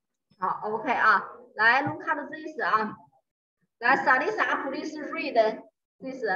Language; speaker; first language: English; non-native, learner; Chinese